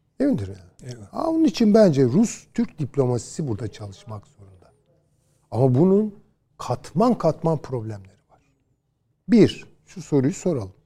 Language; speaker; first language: Turkish; native; Turkish